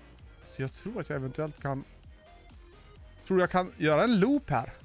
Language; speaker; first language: Swedish; native; Swedish